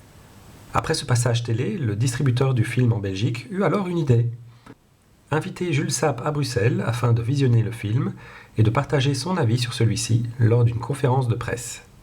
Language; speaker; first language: French; non-native, local second language; Dutch